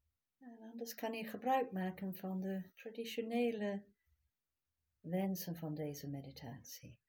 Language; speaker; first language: Dutch; non-native, fluent; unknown